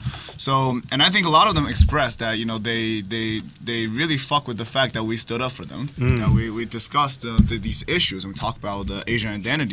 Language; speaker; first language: English; non-native, fluent; Chinese